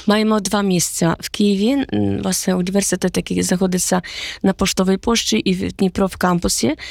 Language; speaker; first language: Polish; non-native, learner; Ukrainian